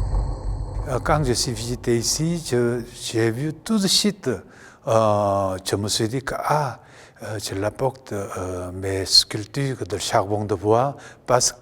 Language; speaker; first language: French; non-native, learner; Korean